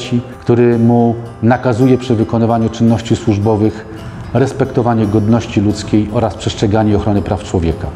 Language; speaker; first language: Polish; native; Polish